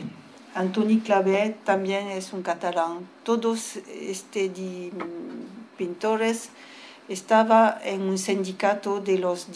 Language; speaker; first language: Spanish; early bilingual, heritage; French